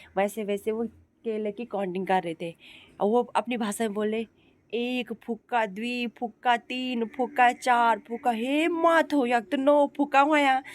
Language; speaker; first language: Hindi; non-native, local second language; Garhwali